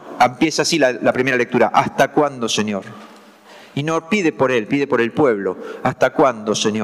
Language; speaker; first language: Spanish; native; Spanish